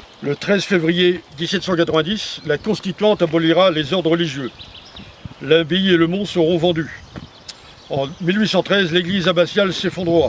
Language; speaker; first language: French; native; French